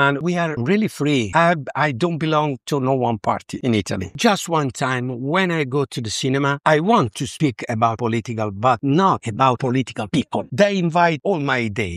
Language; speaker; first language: English; non-native, learner; Italian